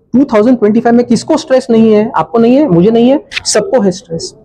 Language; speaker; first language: Hindi; non-native, local second language; Marathi